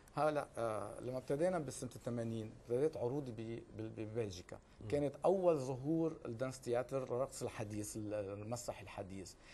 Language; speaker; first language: Arabic; native; Arabic